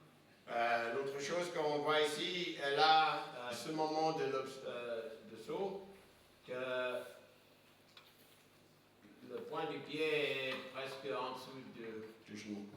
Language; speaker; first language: French; non-native, fluent; English